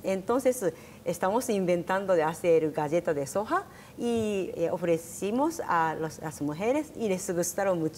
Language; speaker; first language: Spanish; non-native, learner; Japanese